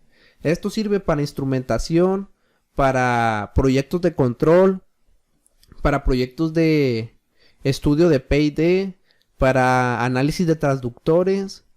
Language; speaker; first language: Spanish; native; Spanish